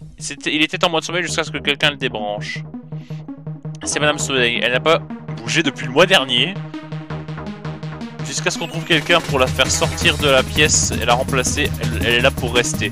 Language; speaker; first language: French; native; French